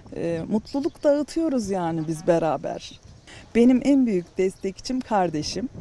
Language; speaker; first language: Turkish; native; Turkish